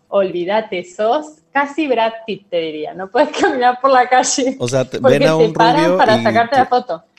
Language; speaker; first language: Spanish; native; Spanish